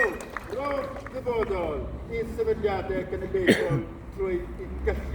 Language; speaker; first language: Welsh; non-native, fluent; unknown